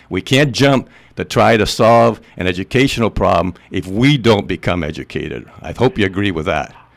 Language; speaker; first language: English; non-native, local second language; Spanish